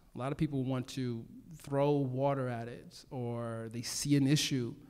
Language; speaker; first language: English; native; English